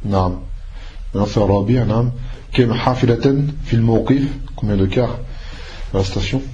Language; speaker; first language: Arabic; non-native, fluent; French